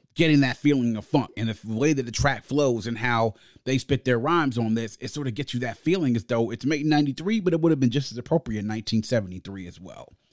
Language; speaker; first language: English; native; English